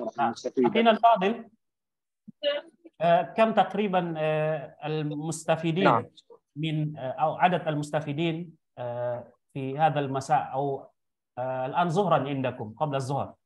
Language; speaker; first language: Arabic; non-native, fluent; Indonesian